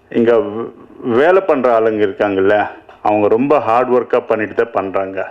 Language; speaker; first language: Tamil; non-native, learner; Telugu